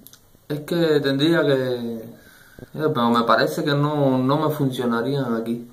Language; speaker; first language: Spanish; native; Spanish